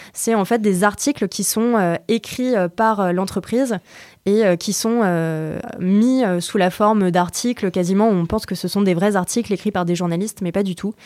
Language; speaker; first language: French; native; French